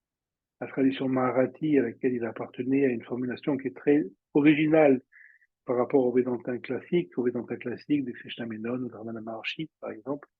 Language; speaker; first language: French; native; French